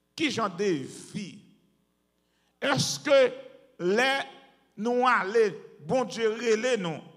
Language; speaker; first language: French; native; French